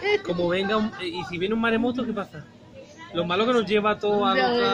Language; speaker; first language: Spanish; native; Spanish